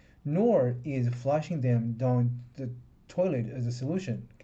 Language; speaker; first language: English; non-native, fluent; Chinese